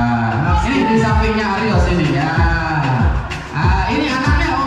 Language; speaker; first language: Indonesian; native; Indonesian